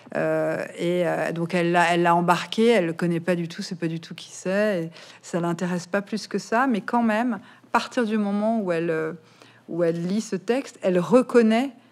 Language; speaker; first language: French; native; French